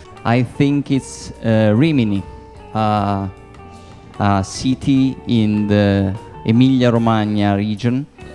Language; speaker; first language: English; non-native, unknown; Italian